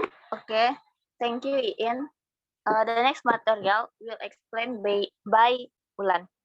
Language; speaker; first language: English; non-native, learner; Indonesian